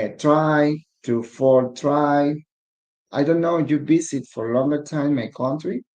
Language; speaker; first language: English; non-native, learner; Spanish